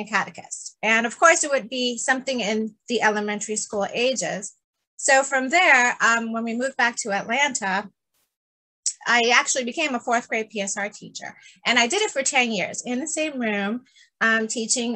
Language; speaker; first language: English; early bilingual, other home language; Spanish